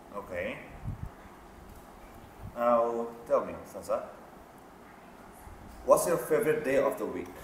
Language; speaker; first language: English; non-native, fluent; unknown